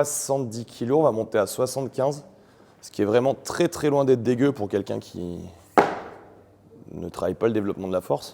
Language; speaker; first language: French; native; French